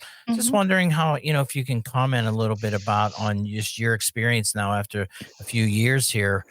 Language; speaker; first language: English; native; English